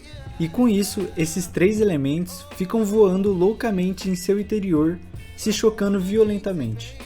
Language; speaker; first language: Portuguese; native; Portuguese